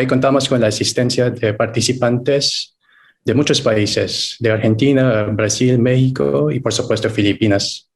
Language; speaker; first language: Spanish; non-native, fluent; Filipino